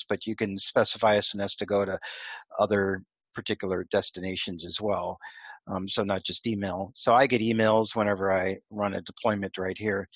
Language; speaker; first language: English; native; English